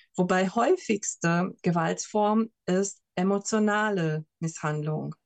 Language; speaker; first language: German; non-native, fluent; Hungarian